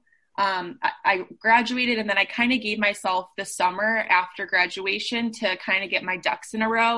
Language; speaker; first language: English; native; English